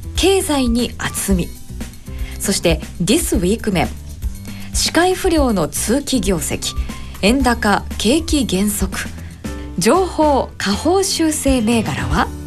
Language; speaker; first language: Japanese; native; Japanese